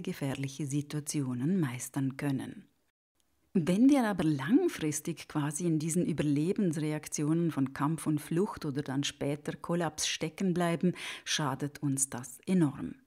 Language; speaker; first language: German; native; German